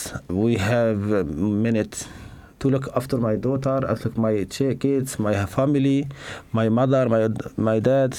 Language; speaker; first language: English; non-native, learner; Arabic